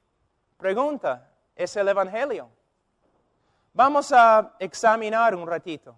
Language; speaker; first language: Spanish; non-native, fluent; English